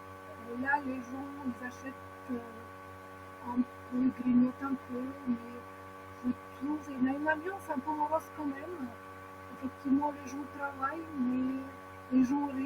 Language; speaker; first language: French; non-native, fluent; Ukrainian